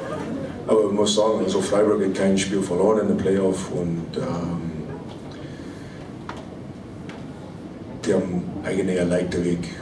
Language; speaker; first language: German; non-native, fluent; English